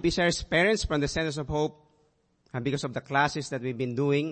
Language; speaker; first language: English; non-native, local second language; Aklanon